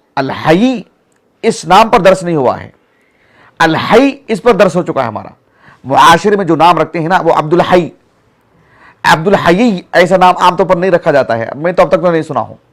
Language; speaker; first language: Urdu; native; Urdu